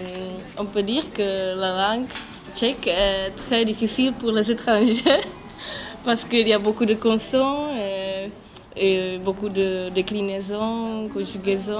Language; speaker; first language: French; non-native, fluent; Czech